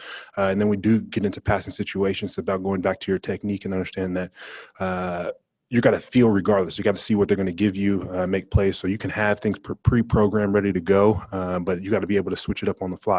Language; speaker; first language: English; native; English